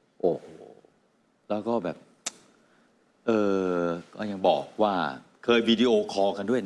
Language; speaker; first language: Thai; native; Thai